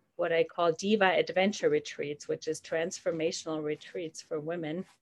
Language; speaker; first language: English; non-native, fluent; German